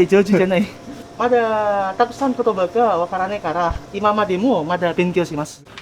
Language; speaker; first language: Japanese; non-native, learner; Indonesian